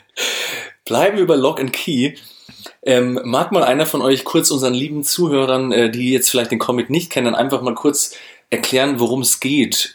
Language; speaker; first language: German; native; German